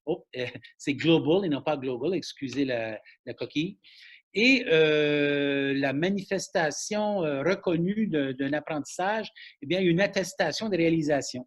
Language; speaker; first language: French; native; French